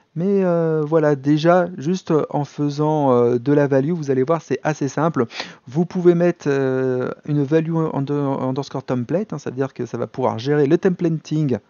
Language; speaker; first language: French; native; French